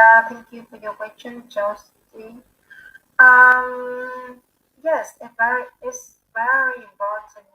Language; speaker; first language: English; non-native, learner; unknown